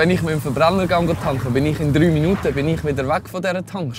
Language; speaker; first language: German; native; German